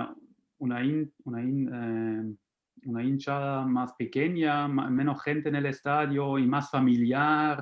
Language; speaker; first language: Spanish; non-native, fluent; German